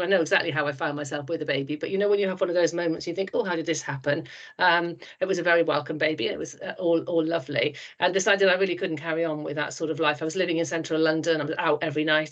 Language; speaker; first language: English; native; English